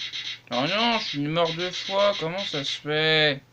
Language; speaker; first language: French; native; French